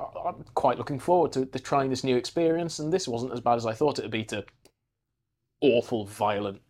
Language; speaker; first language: English; native; English